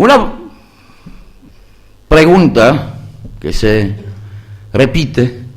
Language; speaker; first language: Spanish; non-native, learner; Greek